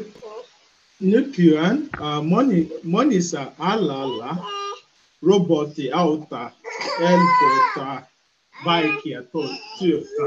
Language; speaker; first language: Finnish; non-native, learner; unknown